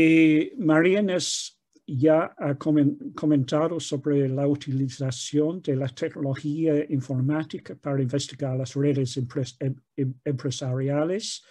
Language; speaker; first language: Spanish; non-native, fluent; English